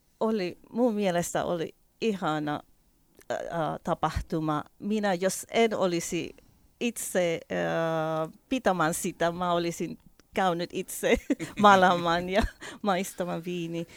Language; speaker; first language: Finnish; non-native, learner; Spanish